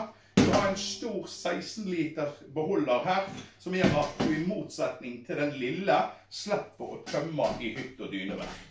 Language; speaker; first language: Norwegian; native; Norwegian